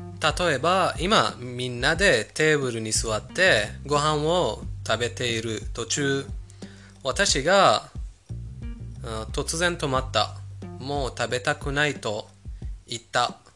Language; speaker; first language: Japanese; non-native, fluent; Persian